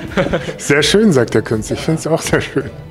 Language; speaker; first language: German; native; German